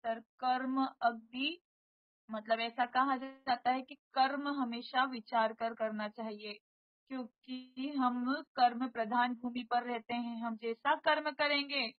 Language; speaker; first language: Hindi; non-native, local second language; Marathi